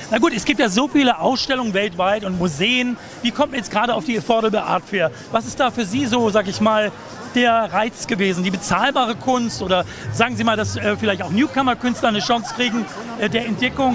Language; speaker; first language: German; native; German